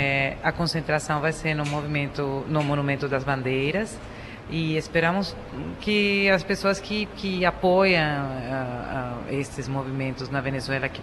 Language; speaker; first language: Portuguese; non-native, fluent; Spanish